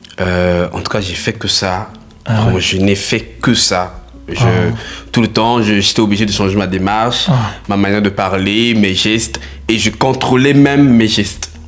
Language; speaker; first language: French; non-native, local second language; Lingala